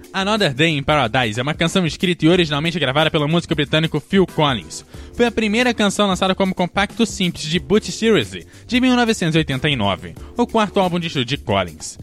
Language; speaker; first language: Portuguese; native; Portuguese